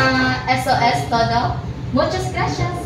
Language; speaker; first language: Spanish; non-native, learner; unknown